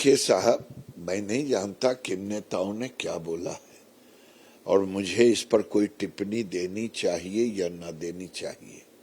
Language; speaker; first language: Hindi; native; Hindi